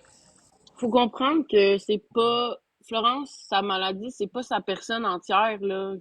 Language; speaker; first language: French; native; French